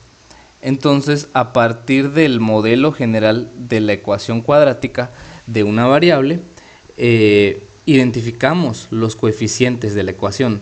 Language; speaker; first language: Spanish; native; Spanish